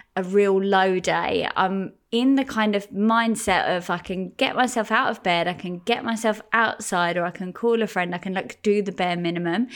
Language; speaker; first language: English; native; English